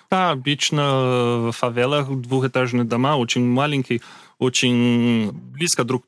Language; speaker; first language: Russian; non-native, learner; Portuguese